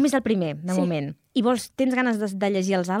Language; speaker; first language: Catalan; native; Catalan